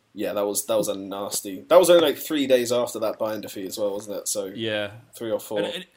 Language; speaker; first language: English; native; English